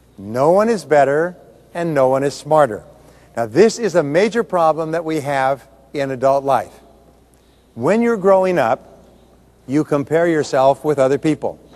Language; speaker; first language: English; native; English